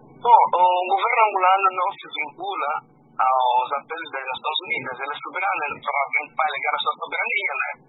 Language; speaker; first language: Portuguese; native; Portuguese